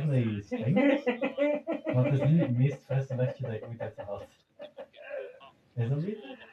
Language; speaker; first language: Dutch; native; Dutch